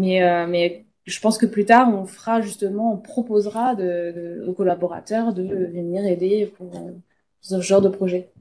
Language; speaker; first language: French; native; French